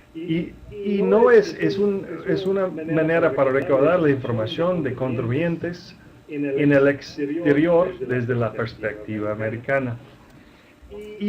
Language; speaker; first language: Spanish; non-native, fluent; English